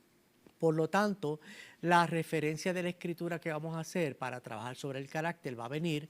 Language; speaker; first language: Spanish; native; Spanish